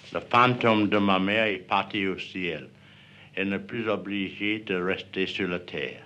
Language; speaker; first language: French; non-native, learner; English